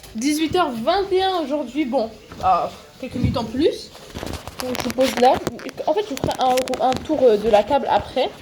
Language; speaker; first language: French; native; French